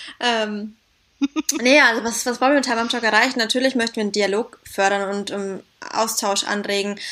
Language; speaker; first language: German; native; German